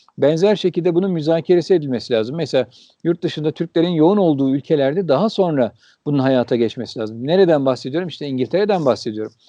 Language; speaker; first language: Turkish; early bilingual, heritage; Turkish